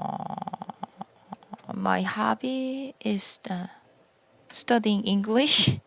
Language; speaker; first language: English; non-native, learner; Korean